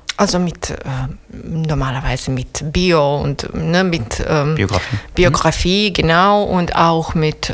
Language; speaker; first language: German; non-native, fluent; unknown